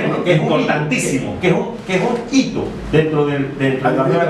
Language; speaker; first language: Spanish; native; Spanish